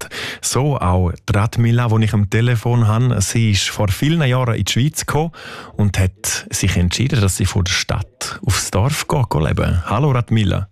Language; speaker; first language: German; native; German